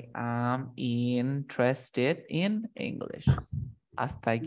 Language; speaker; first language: English; non-native, fluent; Spanish